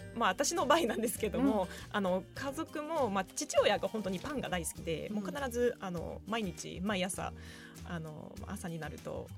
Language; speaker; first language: Japanese; non-native, fluent; French